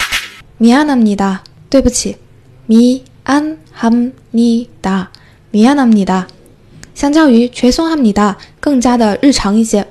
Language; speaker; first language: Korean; non-native, fluent; Chinese